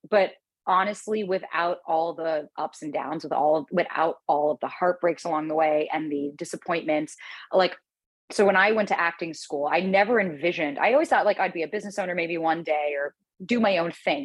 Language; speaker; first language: English; native; English